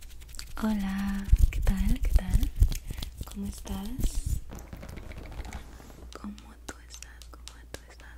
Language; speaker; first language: Spanish; early bilingual, heritage; Spanish